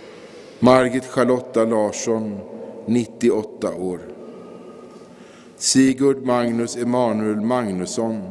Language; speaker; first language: Swedish; native; Swedish